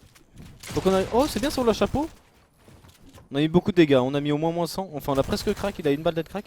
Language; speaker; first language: French; native; French